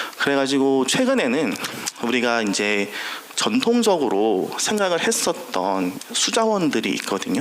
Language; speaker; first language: Korean; native; Korean